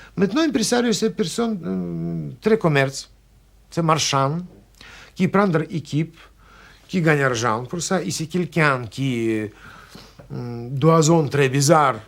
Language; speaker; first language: French; non-native, learner; Russian